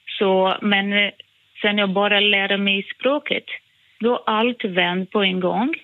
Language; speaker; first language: Swedish; non-native, fluent; Portuguese